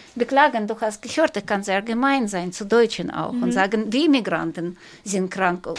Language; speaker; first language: German; non-native, fluent; Russian